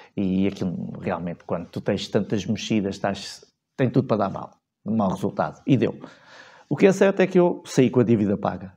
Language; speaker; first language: Portuguese; native; Portuguese